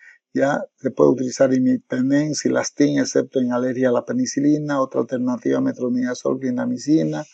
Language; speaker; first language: Spanish; native; Spanish